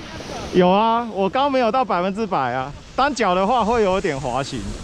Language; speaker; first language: Chinese; native; Chinese